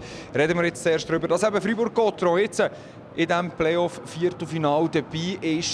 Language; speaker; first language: German; native; German